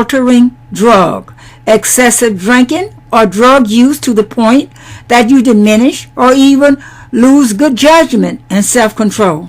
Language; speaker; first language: English; native; English